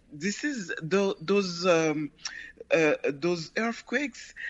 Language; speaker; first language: English; non-native, learner; Haitian Creole